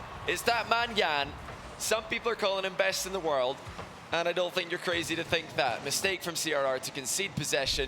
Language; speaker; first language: English; native; English